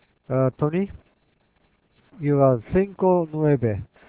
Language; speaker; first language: English; non-native, learner; Japanese